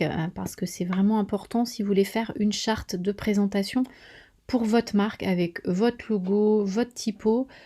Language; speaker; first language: French; native; French